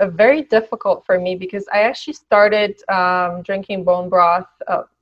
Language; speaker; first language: English; early bilingual, other home language; Polish